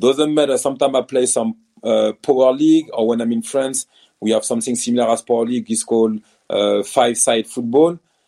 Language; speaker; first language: English; non-native, fluent; French